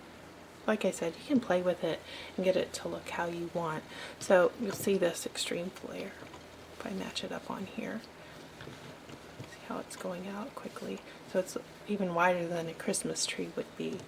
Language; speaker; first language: English; native; English